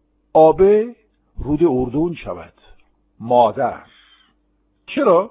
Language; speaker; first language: Persian; non-native, fluent; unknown